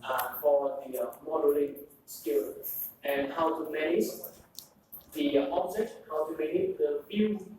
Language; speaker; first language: English; non-native, fluent; Vietnamese